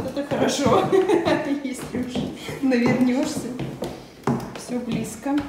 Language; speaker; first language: Russian; native; Russian